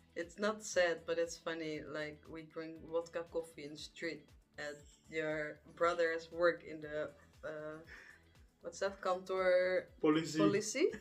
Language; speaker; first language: English; non-native, learner; Dutch